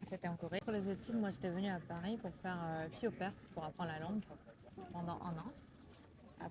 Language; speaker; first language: French; non-native, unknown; Korean